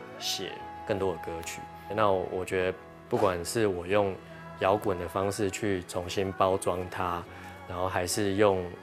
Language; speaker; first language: Chinese; non-native, local second language; Hakka Chinese